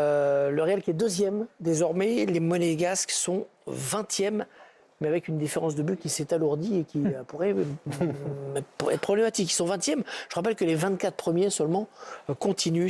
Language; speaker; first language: French; native; French